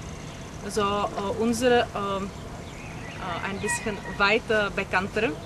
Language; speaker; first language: German; non-native, learner; Czech